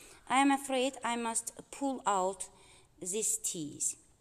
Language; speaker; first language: English; non-native, fluent; Azerbaijani